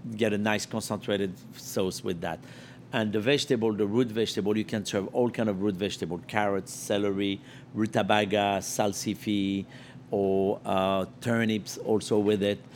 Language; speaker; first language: English; non-native, fluent; French